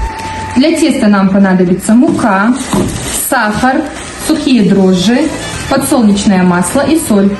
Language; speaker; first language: Russian; native; Russian